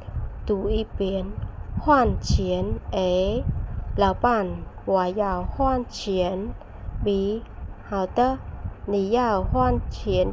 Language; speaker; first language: Chinese; non-native, fluent; Khmer